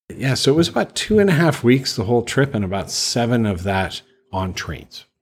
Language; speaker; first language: English; native; English